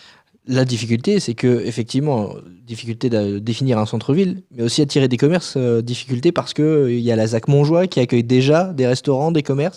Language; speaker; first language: French; native; French